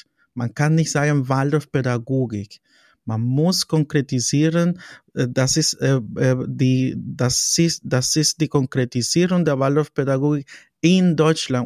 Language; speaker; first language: German; non-native, fluent; Spanish